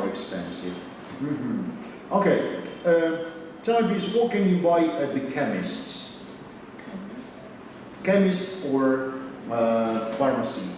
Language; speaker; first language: English; non-native, fluent; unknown